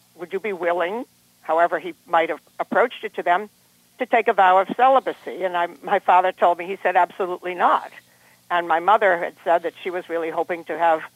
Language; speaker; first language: English; native; English